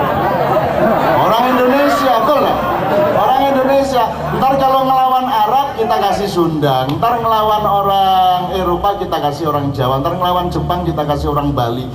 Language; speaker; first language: Indonesian; non-native, local second language; Javanese